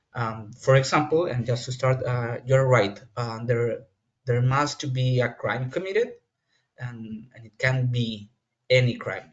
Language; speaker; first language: English; non-native, fluent; Spanish